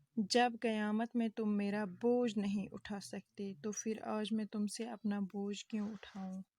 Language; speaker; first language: Urdu; non-native, local second language; Kashmiri